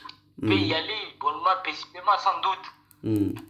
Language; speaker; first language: French; non-native, local second language; Rundi